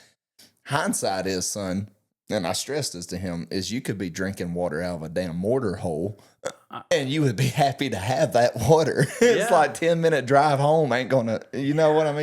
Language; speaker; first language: English; native; English